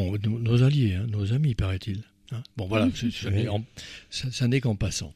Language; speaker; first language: French; native; French